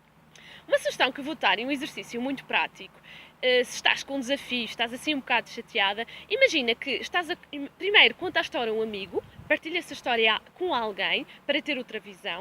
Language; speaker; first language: Portuguese; native; Portuguese